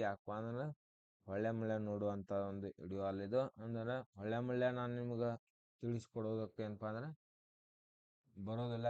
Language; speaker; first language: Kannada; native; Kannada